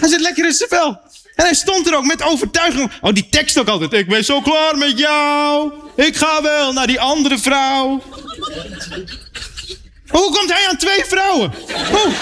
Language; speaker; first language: Dutch; native; Dutch